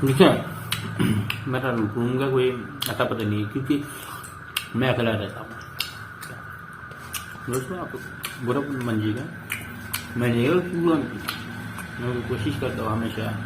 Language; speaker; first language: Hindi; non-native, local second language; Assamese